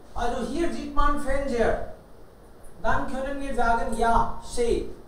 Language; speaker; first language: German; non-native, learner; Hindi